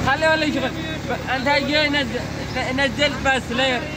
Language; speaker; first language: Arabic; non-native, learner; Filipino